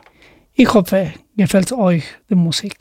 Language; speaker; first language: German; non-native, learner; Spanish